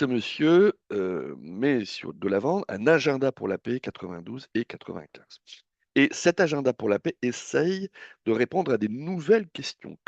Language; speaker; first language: French; native; French